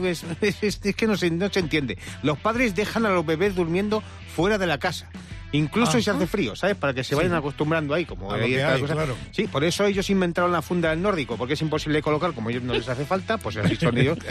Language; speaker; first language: Spanish; native; Spanish